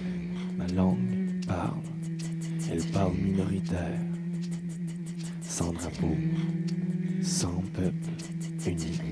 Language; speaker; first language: French; native; French